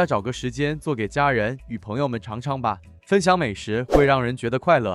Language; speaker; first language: Chinese; native; Chinese